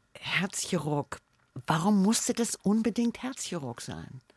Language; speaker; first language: German; native; German